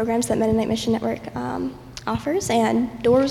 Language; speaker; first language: English; native; English